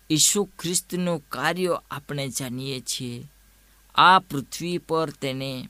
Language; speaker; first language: Gujarati; non-native, local second language; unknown